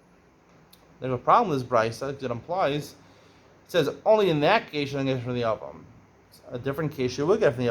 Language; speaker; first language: English; native; English